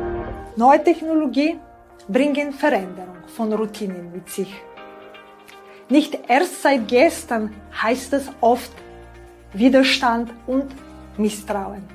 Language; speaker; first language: German; non-native, fluent; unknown